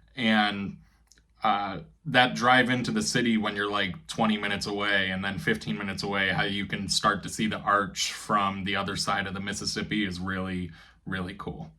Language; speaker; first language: English; native; English